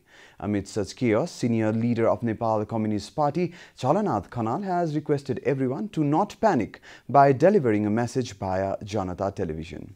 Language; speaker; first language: English; non-native, fluent; Nepali